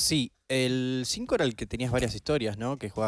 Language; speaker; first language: Spanish; native; Spanish